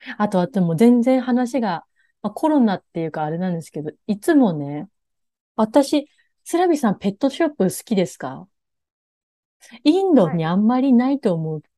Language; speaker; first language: Japanese; native; Japanese